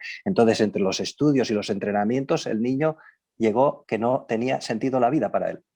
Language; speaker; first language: Spanish; native; Spanish